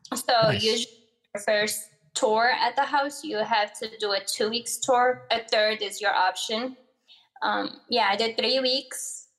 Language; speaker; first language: English; early bilingual, other home language; Arabic